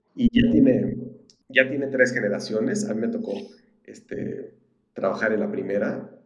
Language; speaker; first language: Spanish; native; Spanish